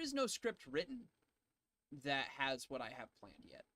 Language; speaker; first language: English; native; English